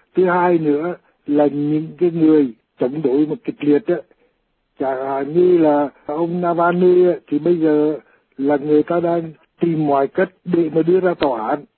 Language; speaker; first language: Vietnamese; native; Vietnamese